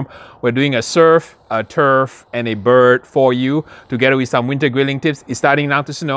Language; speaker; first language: English; native; English